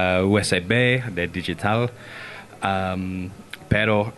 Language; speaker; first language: Spanish; non-native, learner; English